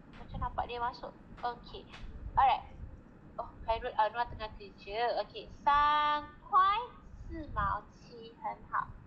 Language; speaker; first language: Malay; non-native, local second language; Chinese